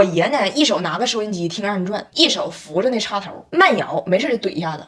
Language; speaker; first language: Chinese; native; Chinese